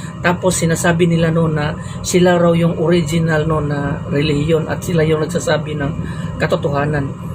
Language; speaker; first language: Filipino; non-native, local second language; Cebuano